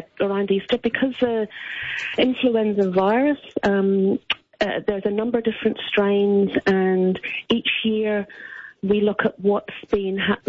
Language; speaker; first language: English; native; English